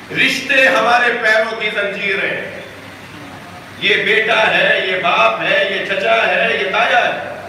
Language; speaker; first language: Urdu; non-native, local second language; Sindhi